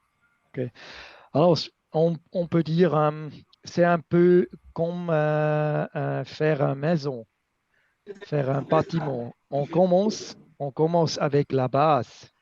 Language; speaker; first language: French; non-native, fluent; German